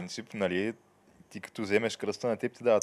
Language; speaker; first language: Bulgarian; native; Bulgarian